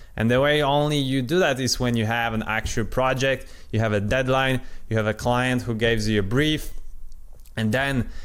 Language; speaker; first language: English; non-native, fluent; Polish